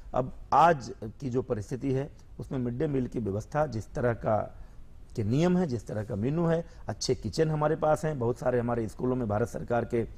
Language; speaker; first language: Hindi; native; Hindi